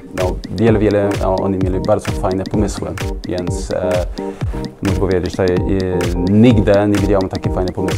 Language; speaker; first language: Polish; non-native, learner; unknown